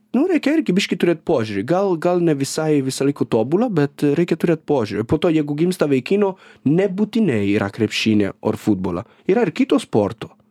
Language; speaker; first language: Lithuanian; non-native, fluent; Italian